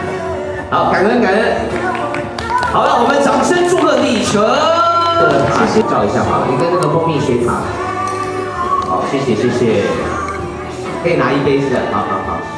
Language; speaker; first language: Chinese; native; Chinese